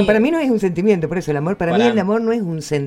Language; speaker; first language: Spanish; native; Spanish